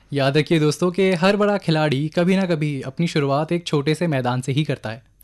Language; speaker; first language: Hindi; native; Hindi